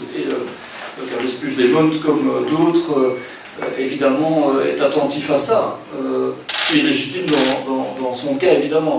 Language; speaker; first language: French; native; French